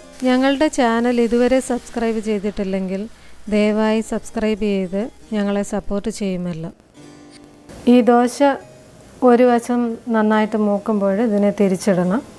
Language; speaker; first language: Malayalam; native; Malayalam